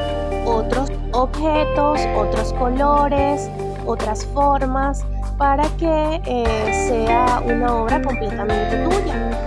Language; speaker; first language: Spanish; native; Spanish